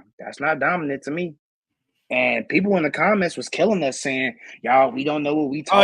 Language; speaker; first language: English; native; English